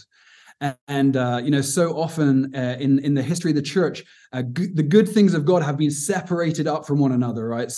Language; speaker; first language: English; native; English